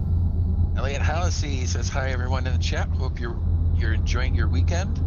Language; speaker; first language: English; native; English